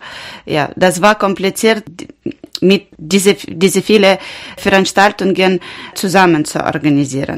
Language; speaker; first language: German; non-native, learner; Ukrainian